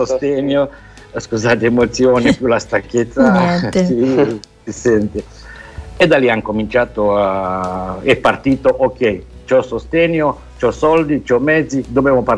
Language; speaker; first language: Italian; non-native, fluent; Romanian